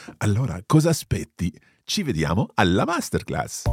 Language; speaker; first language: Italian; non-native, fluent; English